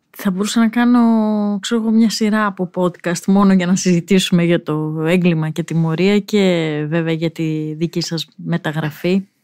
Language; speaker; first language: Greek; native; Greek